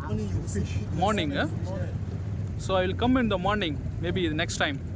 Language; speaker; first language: English; non-native, local second language; Tamil